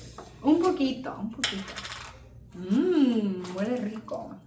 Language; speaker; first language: Spanish; early bilingual, heritage; Spanish